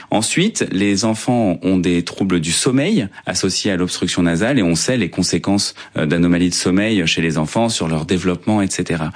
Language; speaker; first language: French; native; French